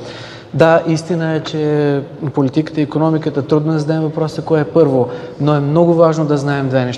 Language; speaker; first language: Bulgarian; native; Bulgarian